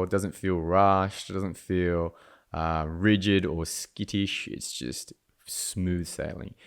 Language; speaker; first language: English; native; English